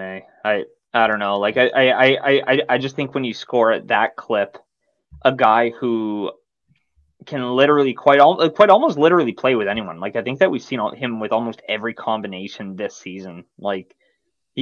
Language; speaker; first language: English; native; English